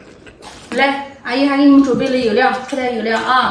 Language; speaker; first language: Chinese; native; Chinese